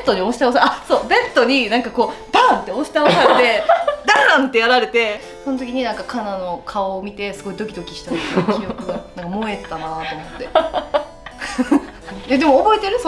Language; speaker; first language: Japanese; native; Japanese